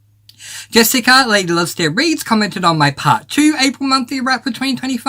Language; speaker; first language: English; native; English